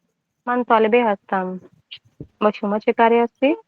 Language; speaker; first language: Persian; non-native, learner; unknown